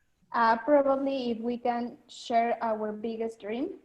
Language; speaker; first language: English; non-native, learner; Spanish